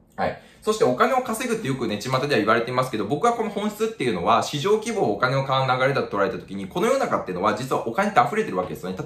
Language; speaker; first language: Japanese; native; Japanese